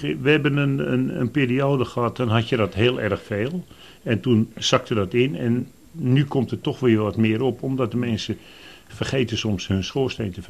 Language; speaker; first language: Dutch; native; Dutch